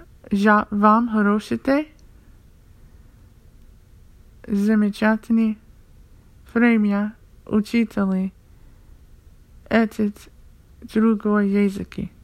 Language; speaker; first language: Russian; non-native, learner; English